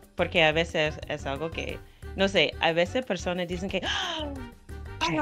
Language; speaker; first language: Spanish; non-native, fluent; English